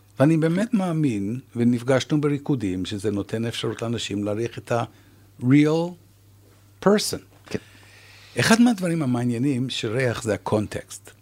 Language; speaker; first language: Hebrew; non-native, fluent; English